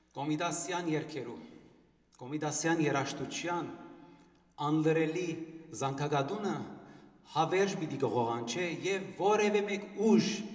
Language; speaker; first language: Armenian; early bilingual, heritage; Armenian